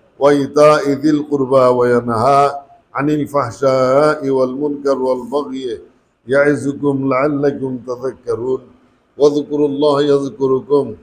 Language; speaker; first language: Arabic; non-native, fluent; Bangla